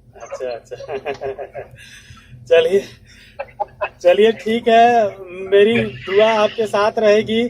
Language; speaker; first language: Hindi; native; Hindi